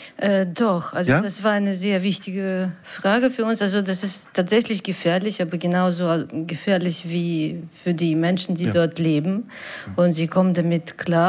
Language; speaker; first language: German; non-native, fluent; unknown